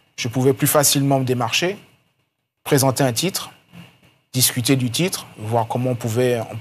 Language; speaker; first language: French; native; French